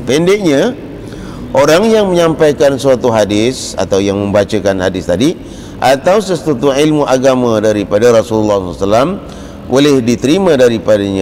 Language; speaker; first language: Malay; native; Malay